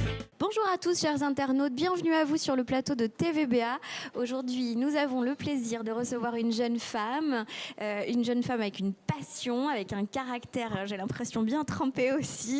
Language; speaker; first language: French; native; French